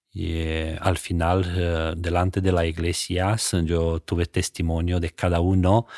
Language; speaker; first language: Spanish; non-native, fluent; Romanian